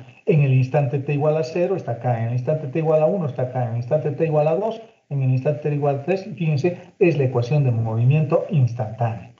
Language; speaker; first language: Spanish; native; Spanish